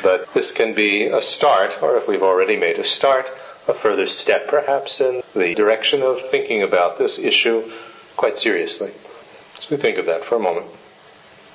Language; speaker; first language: English; native; English